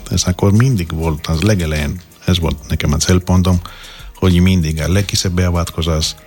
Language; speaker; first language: Hungarian; non-native, fluent; Greek